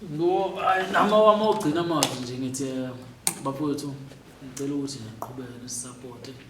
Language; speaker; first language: Zulu; native; Zulu